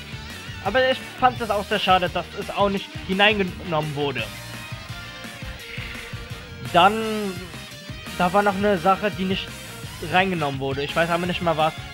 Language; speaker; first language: German; native; German